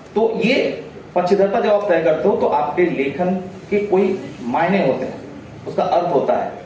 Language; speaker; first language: Hindi; non-native, local second language; Odia